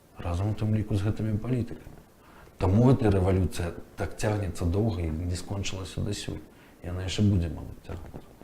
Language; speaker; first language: Belarusian; native; Belarusian